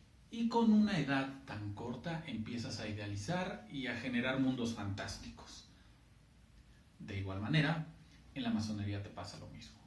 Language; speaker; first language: Spanish; native; Spanish